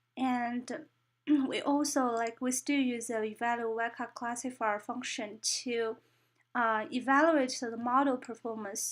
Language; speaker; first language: English; non-native, fluent; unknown